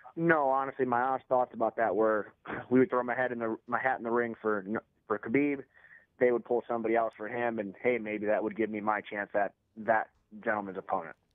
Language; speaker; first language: English; native; English